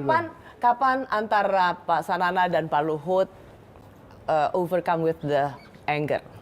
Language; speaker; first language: Indonesian; native; Indonesian